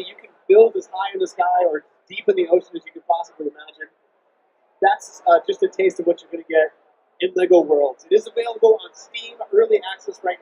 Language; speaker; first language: English; native; English